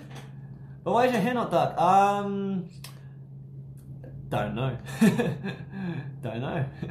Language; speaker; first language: English; early bilingual, other home language; Korean